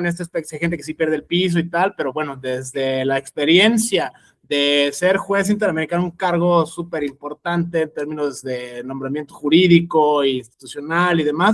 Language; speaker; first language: Spanish; native; Spanish